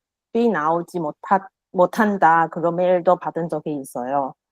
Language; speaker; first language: Korean; non-native, learner; Chinese